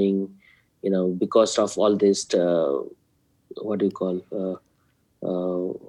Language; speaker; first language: English; non-native, local second language; Manipuri